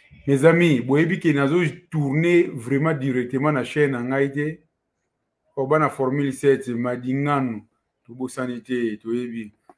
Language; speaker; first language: French; non-native, local second language; Lingala